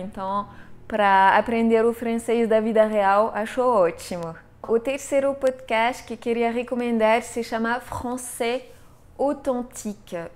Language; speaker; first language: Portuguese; non-native, fluent; French